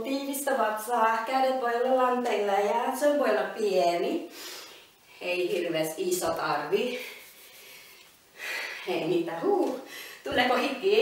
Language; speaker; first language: Finnish; non-native, learner; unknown